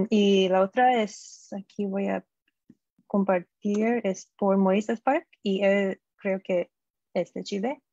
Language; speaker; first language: Spanish; non-native, fluent; English